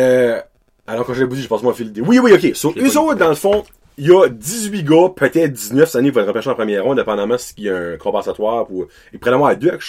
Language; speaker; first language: French; native; French